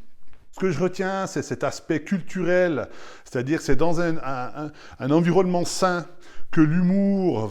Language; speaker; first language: French; native; French